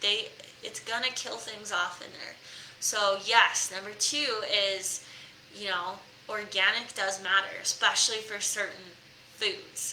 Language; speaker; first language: English; native; English